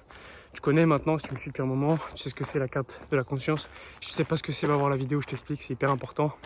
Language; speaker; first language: French; native; French